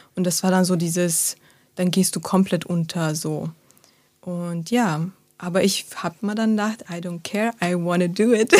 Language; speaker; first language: German; early bilingual, other home language; Turkish